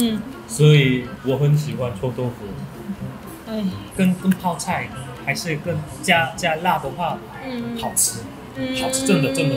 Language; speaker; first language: Chinese; non-native, learner; Korean